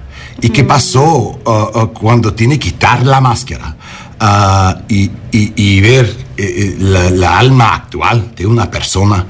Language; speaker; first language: Spanish; early bilingual, heritage; Spanish